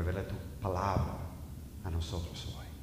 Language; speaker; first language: Spanish; non-native, fluent; English